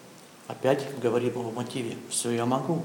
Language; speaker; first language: Czech; non-native, learner; Russian